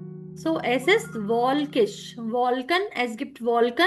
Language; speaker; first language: German; non-native, fluent; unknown